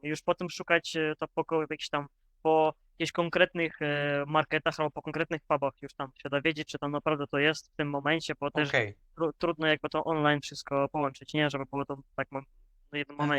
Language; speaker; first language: Polish; non-native, fluent; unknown